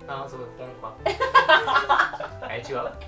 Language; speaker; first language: Vietnamese; non-native, learner; Japanese